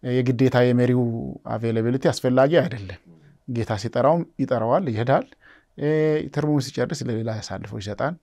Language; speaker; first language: Amharic; non-native, local second language; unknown